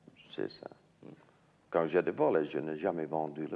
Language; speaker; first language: French; non-native, learner; English